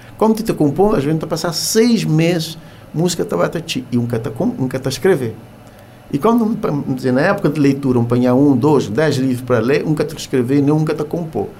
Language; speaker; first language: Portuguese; non-native, local second language; Kabuverdianu